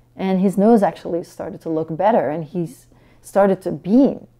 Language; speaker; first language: English; non-native, fluent; French